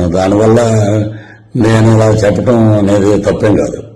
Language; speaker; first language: Telugu; native; Telugu